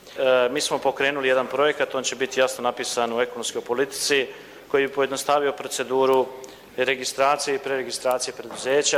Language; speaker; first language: Croatian; native; Croatian